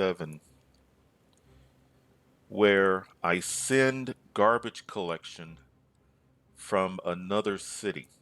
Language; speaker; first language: English; native; English